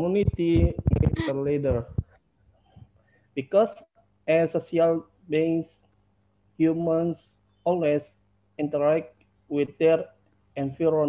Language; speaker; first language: English; non-native, learner; Indonesian